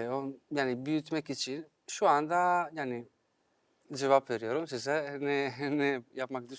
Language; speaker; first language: Turkish; non-native, fluent; Italian